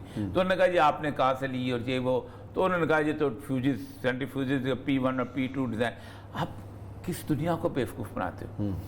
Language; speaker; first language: Urdu; non-native, local second language; Punjabi